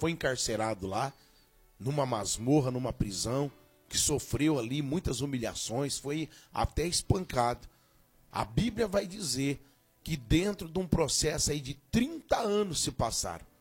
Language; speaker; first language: Portuguese; native; Portuguese